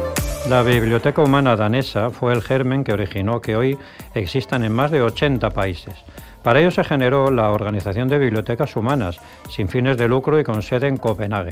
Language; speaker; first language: Spanish; native; Spanish